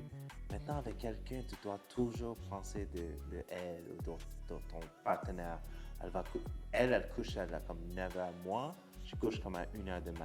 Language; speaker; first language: French; non-native, local second language; English